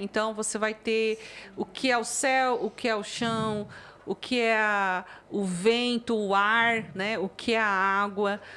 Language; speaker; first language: Portuguese; early bilingual, other home language; Chinese